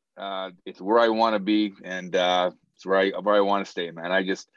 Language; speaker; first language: English; native; English